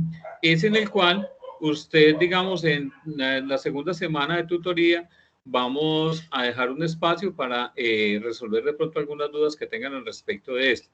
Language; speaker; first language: Spanish; native; Spanish